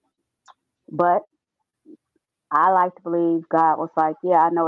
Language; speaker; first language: English; native; English